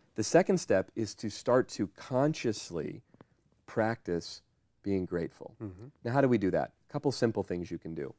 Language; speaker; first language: English; native; English